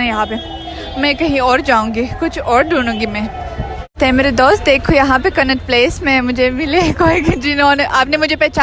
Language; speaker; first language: Hindi; non-native, fluent; Russian